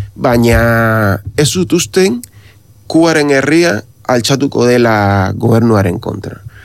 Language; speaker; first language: Basque; non-native, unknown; Spanish